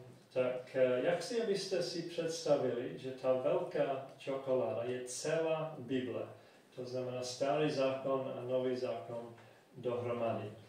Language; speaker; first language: Czech; non-native, fluent; English